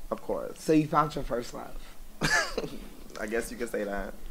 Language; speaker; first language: English; native; English